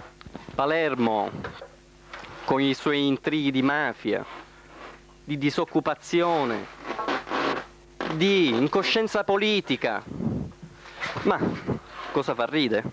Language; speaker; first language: Italian; native; Italian